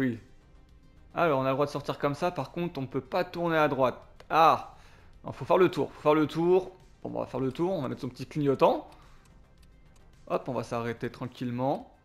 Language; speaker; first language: French; native; French